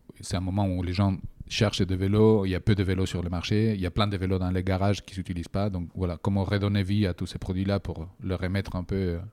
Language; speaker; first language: French; non-native, fluent; Spanish